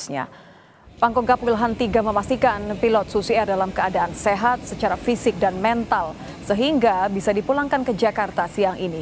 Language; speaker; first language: Indonesian; native; Indonesian